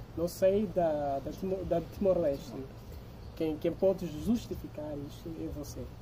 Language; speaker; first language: Portuguese; non-native, local second language; Upper Guinea Crioulo